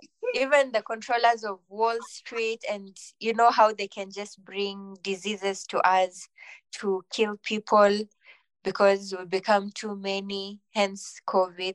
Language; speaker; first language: English; non-native, local second language; Swahili